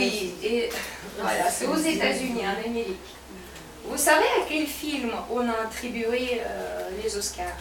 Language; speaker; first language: French; non-native, fluent; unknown